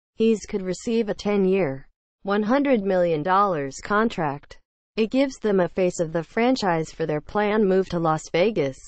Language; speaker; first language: English; native; English